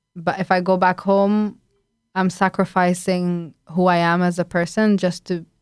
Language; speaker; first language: English; non-native, fluent; Arabic